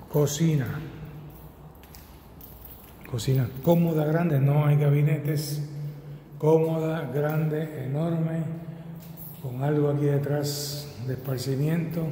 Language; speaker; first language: Spanish; native; Spanish